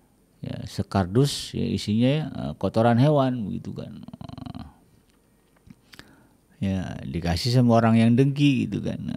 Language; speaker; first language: Indonesian; native; Indonesian